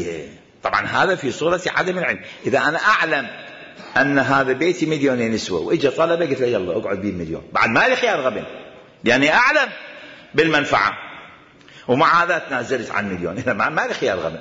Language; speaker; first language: Arabic; native; Arabic